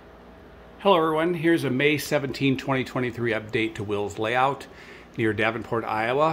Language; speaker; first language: English; native; English